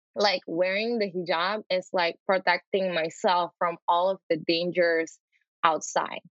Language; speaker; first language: English; non-native, fluent; Indonesian